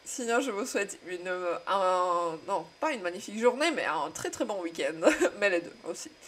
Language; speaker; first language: French; non-native, fluent; Czech